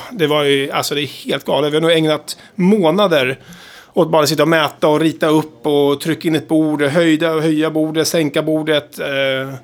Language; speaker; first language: Swedish; native; Swedish